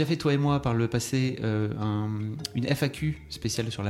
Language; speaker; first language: French; native; French